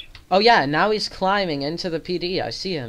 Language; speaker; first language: English; native; English